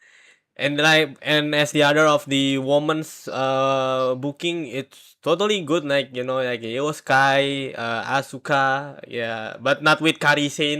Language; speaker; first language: English; non-native, learner; Indonesian